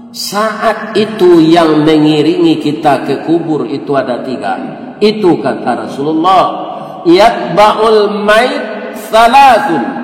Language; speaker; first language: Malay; non-native, local second language; Minangkabau